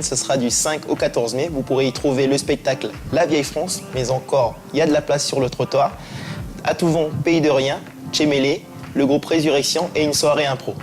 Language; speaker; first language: French; native; French